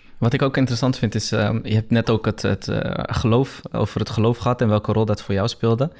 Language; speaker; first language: Dutch; early bilingual, other home language; Riffian